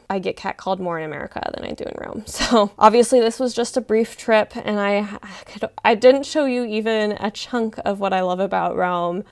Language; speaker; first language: English; native; English